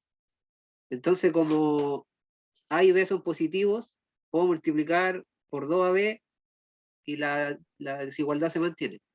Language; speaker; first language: Spanish; native; Spanish